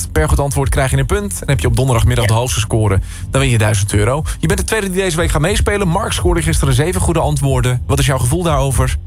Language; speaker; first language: Dutch; native; Dutch